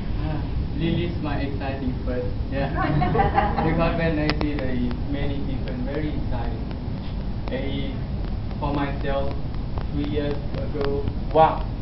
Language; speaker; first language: English; non-native, learner; Thai